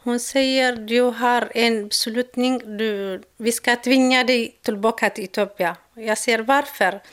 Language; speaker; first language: Swedish; non-native, learner; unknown